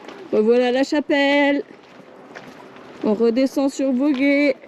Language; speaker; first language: French; native; French